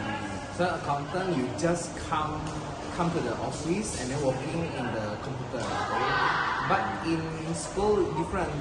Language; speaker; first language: English; non-native, learner; Indonesian